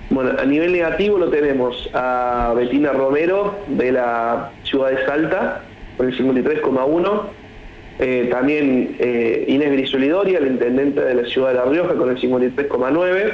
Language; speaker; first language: Spanish; native; Spanish